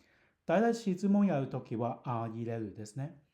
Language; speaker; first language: Japanese; non-native, fluent; Cantonese